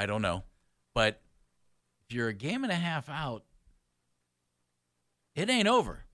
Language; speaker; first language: English; native; English